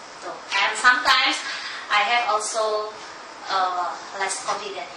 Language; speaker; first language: English; non-native, learner; Indonesian